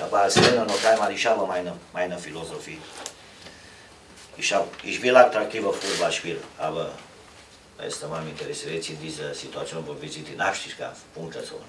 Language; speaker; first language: German; non-native, fluent; Romanian